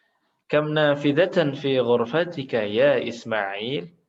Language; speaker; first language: Arabic; non-native, fluent; Indonesian